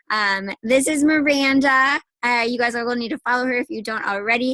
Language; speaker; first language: English; native; English